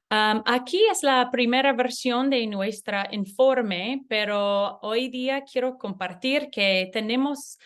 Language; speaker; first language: Spanish; non-native, learner; English